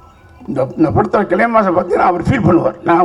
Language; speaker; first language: Tamil; native; Tamil